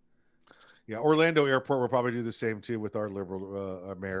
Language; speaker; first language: English; native; English